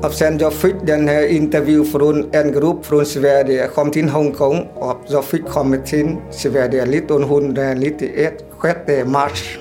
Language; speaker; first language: Swedish; non-native, learner; Vietnamese